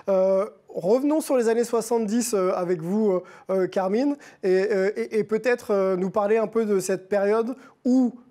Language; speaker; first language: French; native; French